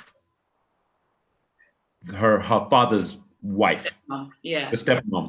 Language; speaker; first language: English; non-native, local second language; Nyanja